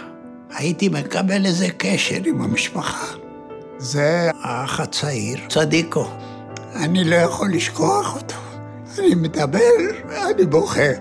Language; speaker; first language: Hebrew; non-native, fluent; Ladino